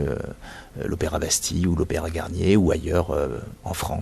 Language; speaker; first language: French; native; French